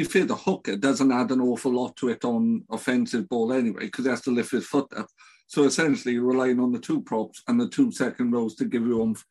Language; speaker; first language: English; native; English